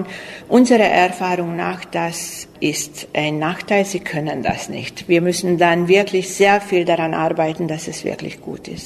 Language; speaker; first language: German; non-native, local second language; Hungarian